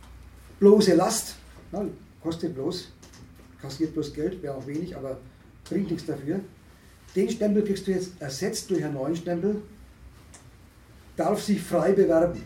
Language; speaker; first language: German; native; German